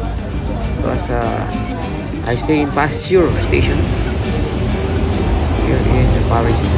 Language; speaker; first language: English; non-native, local second language; Filipino